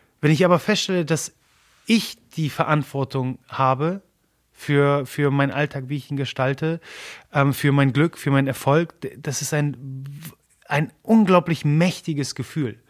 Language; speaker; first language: German; early bilingual, other home language; Polish